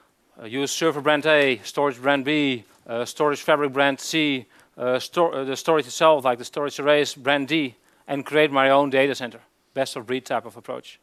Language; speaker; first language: English; non-native, fluent; Dutch